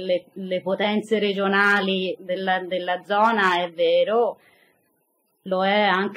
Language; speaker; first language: Italian; native; Italian